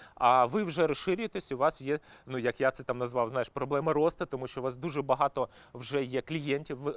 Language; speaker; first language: Ukrainian; non-native, local second language; Russian